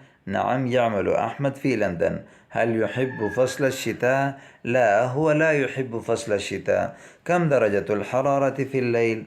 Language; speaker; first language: Arabic; non-native, fluent; Urdu